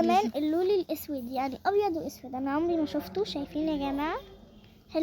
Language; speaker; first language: Arabic; native; Arabic